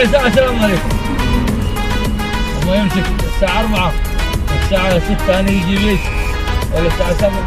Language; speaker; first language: Arabic; non-native, learner; Filipino